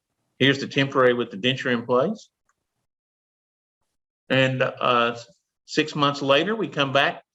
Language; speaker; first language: English; native; English